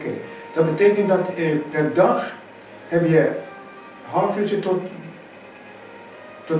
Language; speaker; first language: Dutch; non-native, fluent; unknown